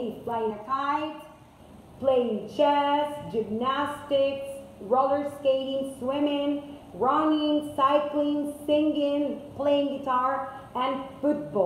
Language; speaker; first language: English; non-native, fluent; Spanish